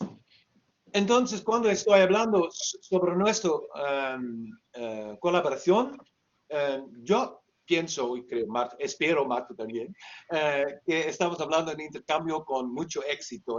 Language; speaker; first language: Spanish; non-native, learner; Dutch